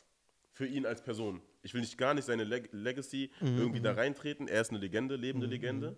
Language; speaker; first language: German; native; German